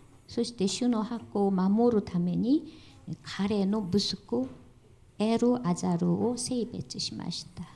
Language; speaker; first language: Japanese; non-native, fluent; Korean